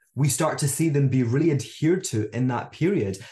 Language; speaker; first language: English; native; English